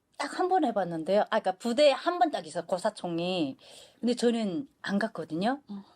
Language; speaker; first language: Korean; native; Korean